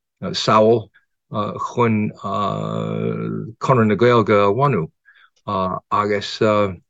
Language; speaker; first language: Irish; non-native, fluent; English